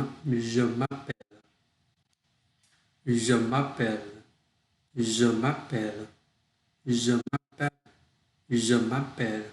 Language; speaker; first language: French; non-native, learner; Vietnamese